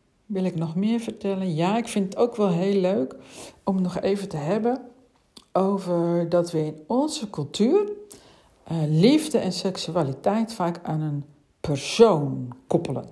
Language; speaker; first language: Dutch; native; Dutch